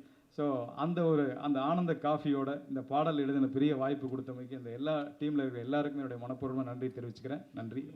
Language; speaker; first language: Tamil; native; Tamil